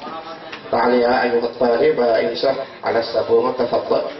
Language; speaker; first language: Arabic; non-native, fluent; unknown